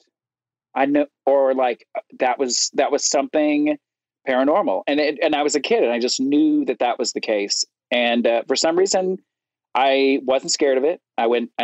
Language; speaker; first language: English; native; English